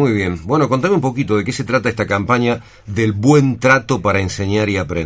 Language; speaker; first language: Spanish; native; Spanish